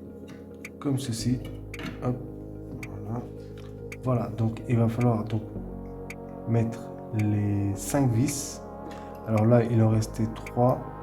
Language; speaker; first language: French; native; French